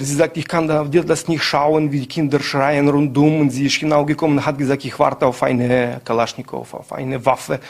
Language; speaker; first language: German; non-native, learner; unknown